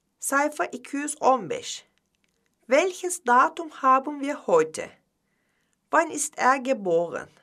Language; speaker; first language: German; non-native, fluent; Turkish